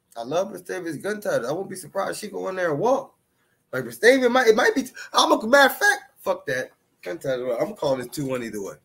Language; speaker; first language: English; native; English